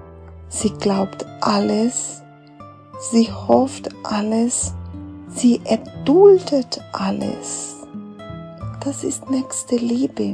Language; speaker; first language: German; non-native, fluent; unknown